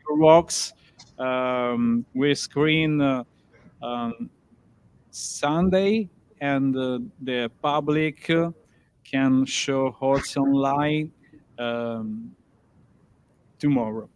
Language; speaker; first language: English; non-native, learner; Italian